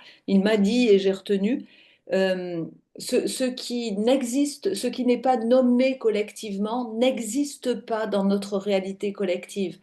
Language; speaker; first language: French; native; French